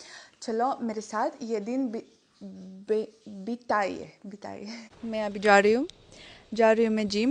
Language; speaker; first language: Hindi; non-native, fluent; Russian